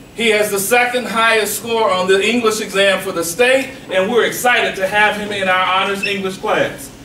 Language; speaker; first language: English; native; English